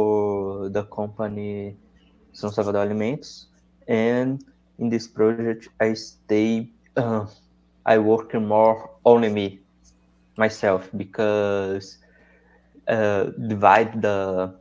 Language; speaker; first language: English; non-native, learner; Portuguese